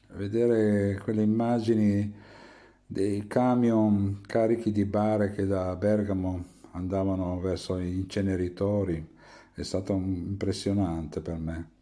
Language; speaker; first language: Italian; native; Italian